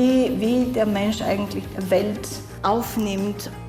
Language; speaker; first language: German; non-native, fluent; Bulgarian